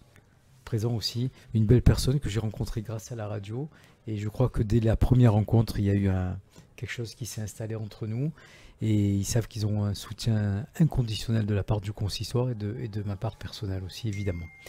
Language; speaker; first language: French; native; French